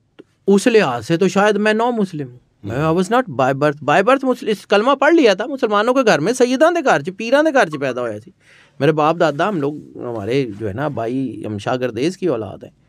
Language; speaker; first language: Urdu; non-native, local second language; Punjabi